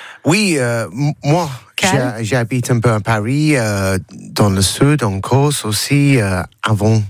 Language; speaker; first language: French; non-native, learner; English